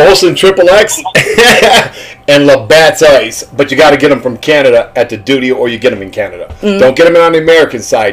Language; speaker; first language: English; native; English